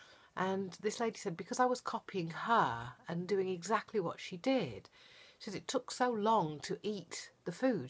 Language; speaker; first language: English; native; English